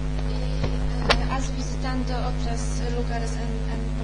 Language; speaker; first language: Spanish; non-native, learner; Polish